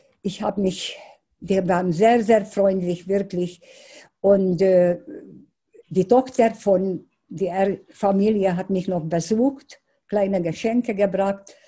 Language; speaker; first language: German; non-native, fluent; Hungarian